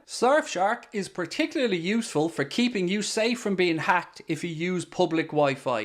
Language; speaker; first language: English; native; English